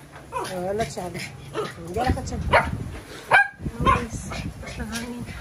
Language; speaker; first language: Filipino; non-native, local second language; Hiligaynon